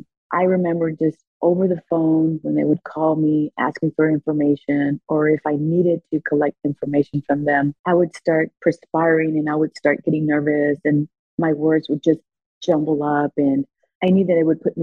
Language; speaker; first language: English; early bilingual, other home language; Spanish